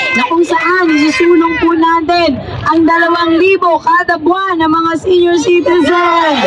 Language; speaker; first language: Filipino; native; Filipino